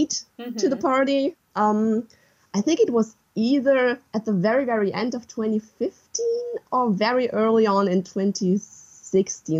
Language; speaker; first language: English; non-native, fluent; German